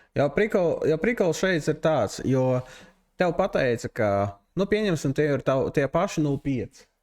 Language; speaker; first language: Latvian; non-native, local second language; Russian